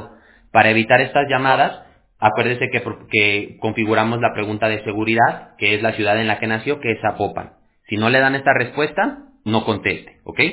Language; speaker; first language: Spanish; native; Spanish